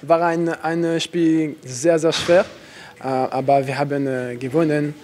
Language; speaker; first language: German; non-native, learner; French